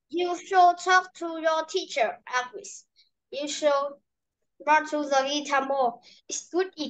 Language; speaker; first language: English; non-native, learner; Vietnamese